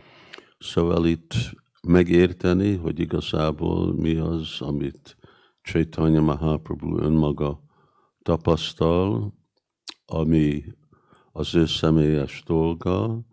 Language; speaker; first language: Hungarian; early bilingual, heritage; Hungarian